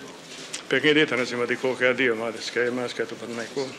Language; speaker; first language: Greek; non-native, fluent; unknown